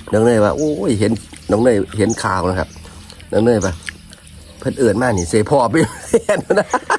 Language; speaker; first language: Thai; native; Thai